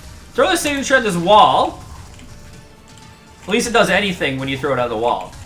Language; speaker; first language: English; native; English